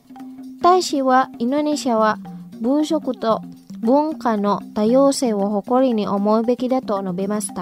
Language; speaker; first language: Japanese; non-native, fluent; Indonesian